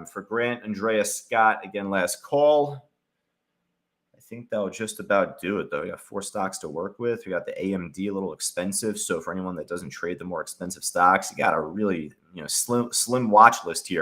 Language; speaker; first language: English; native; English